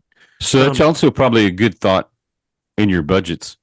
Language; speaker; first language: English; native; English